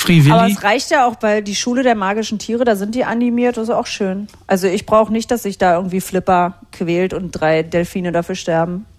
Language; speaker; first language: German; native; German